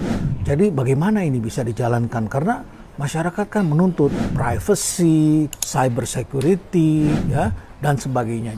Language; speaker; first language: Indonesian; native; Indonesian